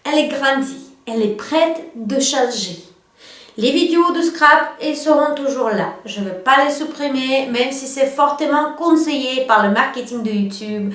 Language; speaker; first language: French; non-native, fluent; Russian